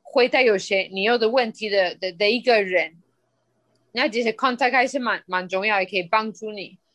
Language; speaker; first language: Chinese; non-native, fluent; Spanish